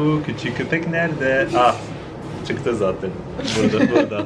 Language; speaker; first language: Turkish; non-native, learner; German